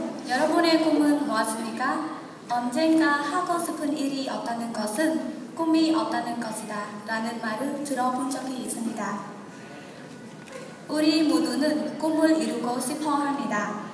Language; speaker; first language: Korean; non-native, learner; Khmer